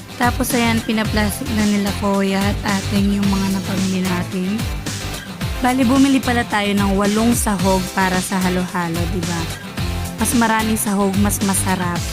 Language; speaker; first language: Filipino; non-native, local second language; Pampanga